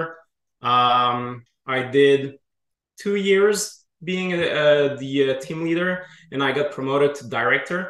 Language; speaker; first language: English; non-native, fluent; French